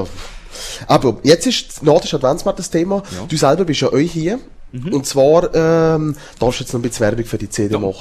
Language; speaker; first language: German; native; German